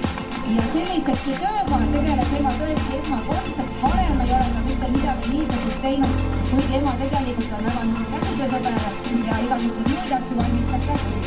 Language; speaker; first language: Estonian; native; Estonian